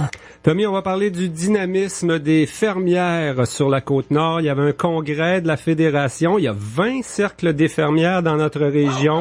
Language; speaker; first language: French; native; French